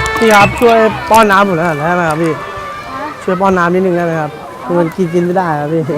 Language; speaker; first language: Thai; native; Thai